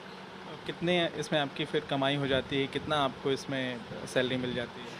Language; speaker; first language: Hindi; native; Hindi